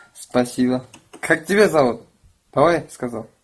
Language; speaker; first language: Russian; non-native, local second language; Kyrgyz